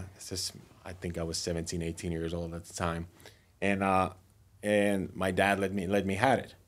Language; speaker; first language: English; non-native, fluent; Finnish